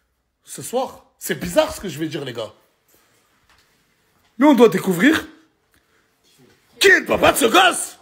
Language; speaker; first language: French; native; French